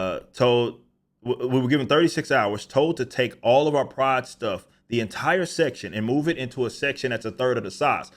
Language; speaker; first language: English; native; English